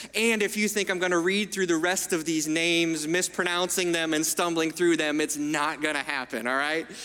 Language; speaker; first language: English; early bilingual, other home language; Italian